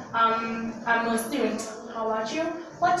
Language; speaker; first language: English; non-native, learner; Vietnamese